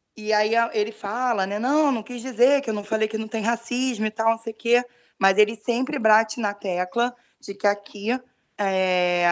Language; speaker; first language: Portuguese; native; Portuguese